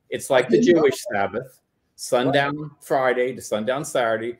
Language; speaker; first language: English; native; English